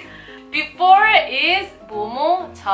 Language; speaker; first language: English; non-native, learner; Korean